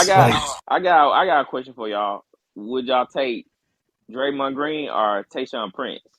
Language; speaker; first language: English; native; English